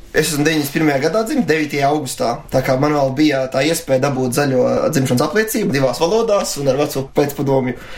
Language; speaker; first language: Latvian; native; Latvian